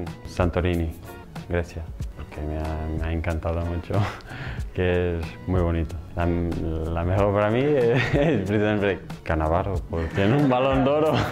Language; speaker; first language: Spanish; non-native, learner; Portuguese